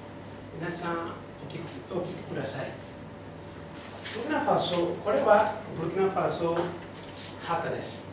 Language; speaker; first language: Japanese; non-native, learner; Mossi